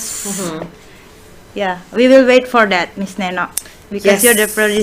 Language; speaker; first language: English; non-native, fluent; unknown